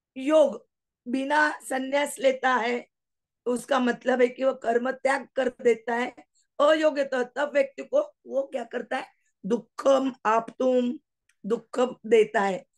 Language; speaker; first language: Hindi; non-native, local second language; Marathi